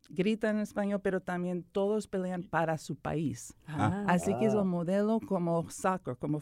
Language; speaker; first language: Spanish; early bilingual, other home language; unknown